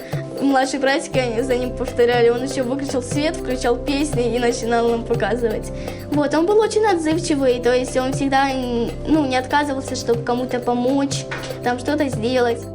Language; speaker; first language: Russian; native; Russian